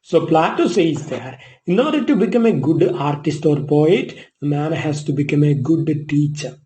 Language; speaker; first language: English; non-native, local second language; Malayalam